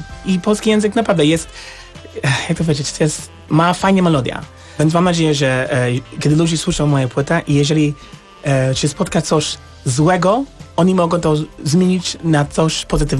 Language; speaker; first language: Polish; non-native, fluent; English